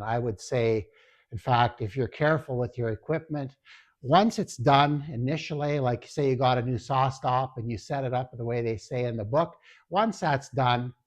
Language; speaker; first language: English; native; English